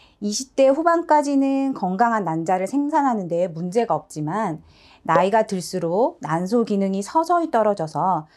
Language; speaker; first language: Korean; native; Korean